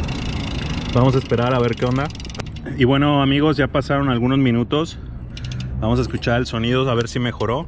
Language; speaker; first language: Spanish; native; Spanish